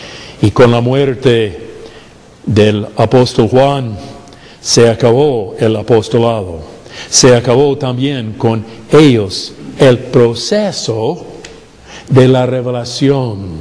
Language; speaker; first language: Spanish; non-native, fluent; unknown